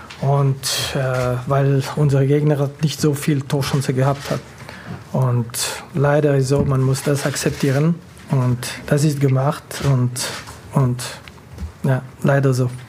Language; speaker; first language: German; non-native, local second language; French